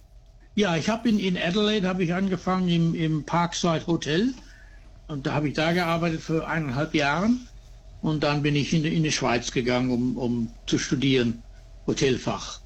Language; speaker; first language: German; early bilingual, heritage; German